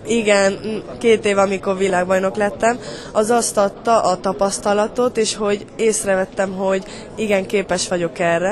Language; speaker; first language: Hungarian; early bilingual, heritage; Hungarian